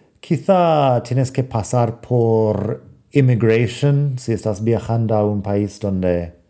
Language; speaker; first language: Spanish; non-native, fluent; English